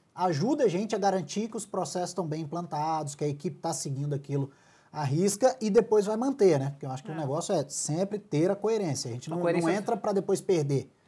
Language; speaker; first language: Portuguese; native; Portuguese